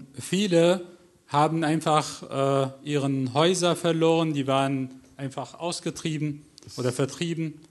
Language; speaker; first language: German; non-native, fluent; Arabic